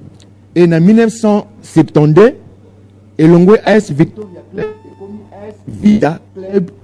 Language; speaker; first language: French; non-native, local second language; Lingala